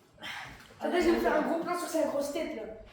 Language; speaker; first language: French; native; French